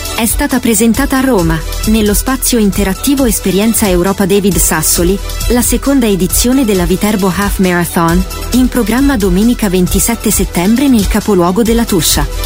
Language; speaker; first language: Italian; native; Italian